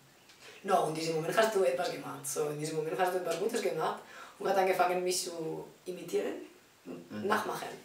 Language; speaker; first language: German; non-native, learner; Spanish